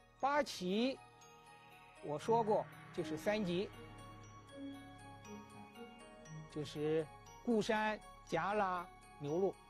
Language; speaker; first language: Chinese; native; Chinese